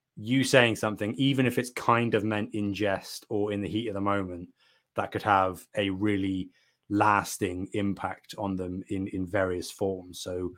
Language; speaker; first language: English; native; English